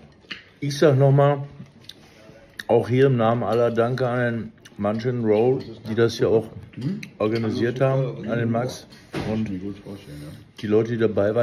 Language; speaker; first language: German; native; German